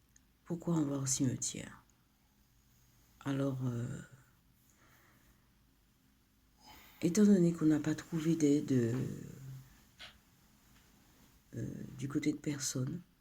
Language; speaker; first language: French; native; French